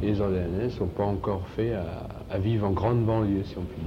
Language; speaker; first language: French; native; French